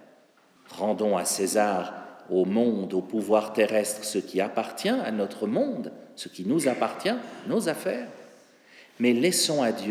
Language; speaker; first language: French; native; French